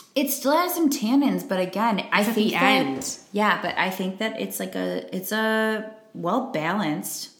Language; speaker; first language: English; native; English